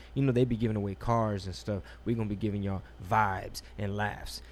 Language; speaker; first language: English; early bilingual, other home language; Spanish